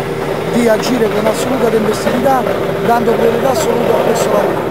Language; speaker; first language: Italian; native; Italian